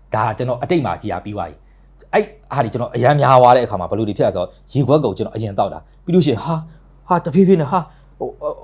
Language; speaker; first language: Burmese; native; Burmese